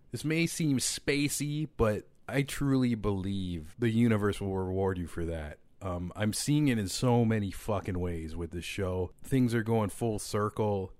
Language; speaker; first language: English; native; English